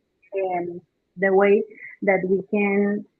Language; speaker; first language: English; non-native, fluent; Spanish